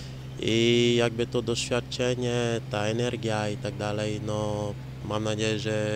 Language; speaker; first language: Polish; non-native, fluent; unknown